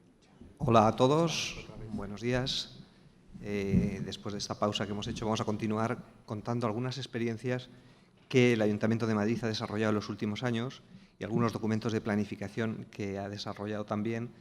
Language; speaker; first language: Spanish; native; Spanish